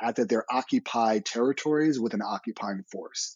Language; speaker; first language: English; native; English